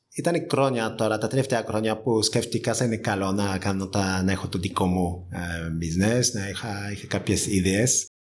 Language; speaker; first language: Greek; non-native, fluent; French